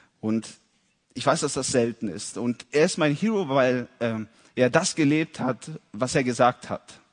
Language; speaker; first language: German; early bilingual, heritage; German